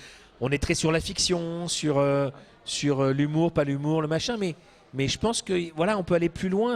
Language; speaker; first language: French; native; French